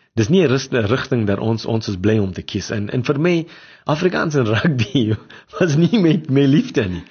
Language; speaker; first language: Afrikaans; non-native, local second language; English